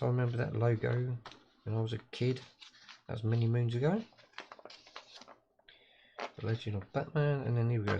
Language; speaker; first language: English; native; English